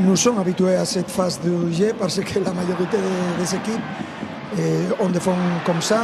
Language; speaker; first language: French; non-native, fluent; Spanish